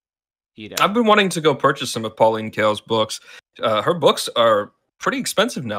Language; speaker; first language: English; native; English